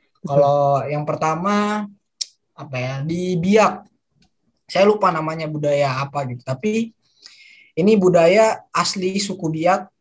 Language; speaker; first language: Indonesian; native; Indonesian